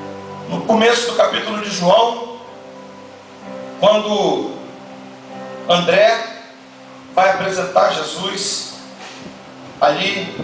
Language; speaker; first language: Portuguese; native; Portuguese